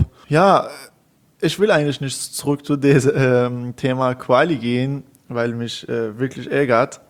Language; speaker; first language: German; non-native, learner; Persian